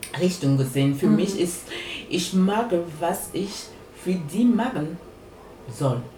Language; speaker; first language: German; non-native, fluent; French